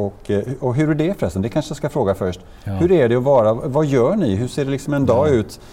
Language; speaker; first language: Swedish; native; Swedish